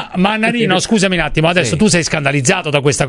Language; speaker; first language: Italian; native; Italian